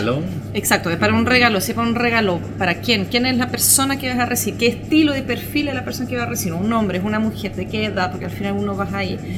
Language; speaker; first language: Spanish; non-native, fluent; French